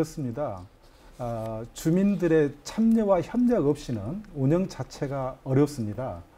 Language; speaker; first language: Korean; native; Korean